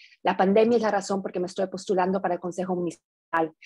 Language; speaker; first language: Spanish; early bilingual, heritage; Spanish